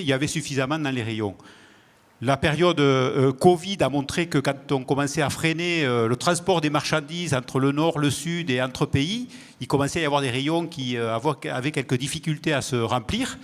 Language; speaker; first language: French; native; French